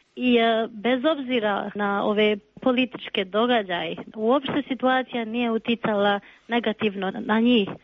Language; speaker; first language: Serbian; non-native, local second language; Albanian